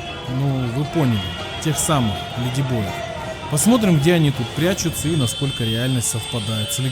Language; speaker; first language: Russian; native; Russian